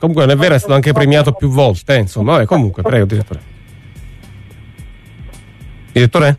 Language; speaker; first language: Italian; native; Italian